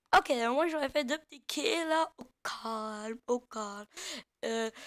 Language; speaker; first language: French; native; French